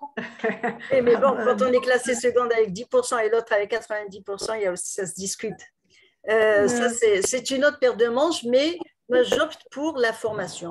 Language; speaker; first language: French; non-native, local second language; Arabic